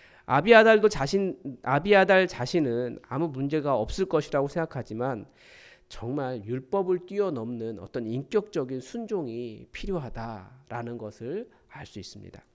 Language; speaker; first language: Korean; native; Korean